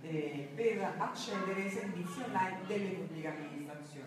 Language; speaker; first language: Italian; native; Italian